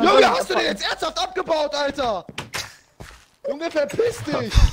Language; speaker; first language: German; native; German